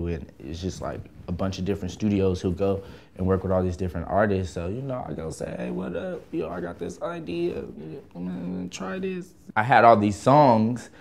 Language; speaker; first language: English; native; English